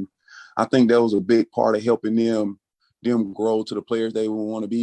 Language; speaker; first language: English; native; English